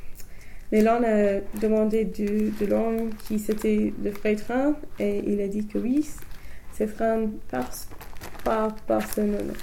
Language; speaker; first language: French; non-native, learner; English